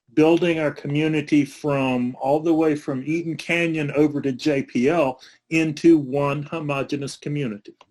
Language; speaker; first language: English; native; English